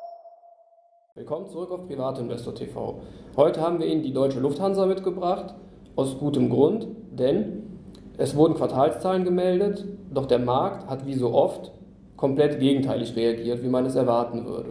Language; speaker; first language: German; native; German